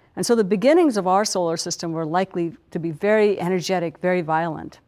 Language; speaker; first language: English; non-native, local second language; Punjabi